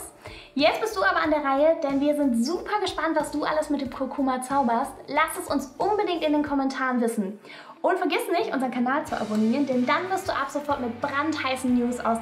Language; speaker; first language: German; native; German